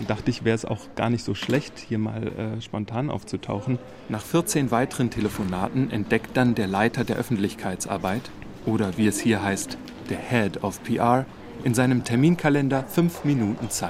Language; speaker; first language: German; native; German